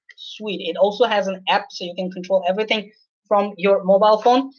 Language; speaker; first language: English; non-native, local second language; Urdu